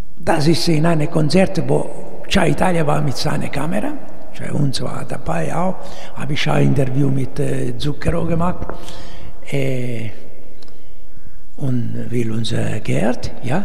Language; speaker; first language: German; non-native, learner; Italian